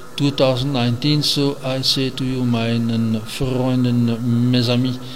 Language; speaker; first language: English; non-native, fluent; Dutch